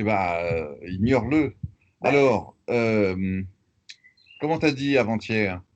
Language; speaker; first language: French; native; French